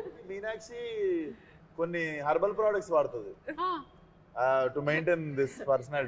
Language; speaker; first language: Telugu; native; Telugu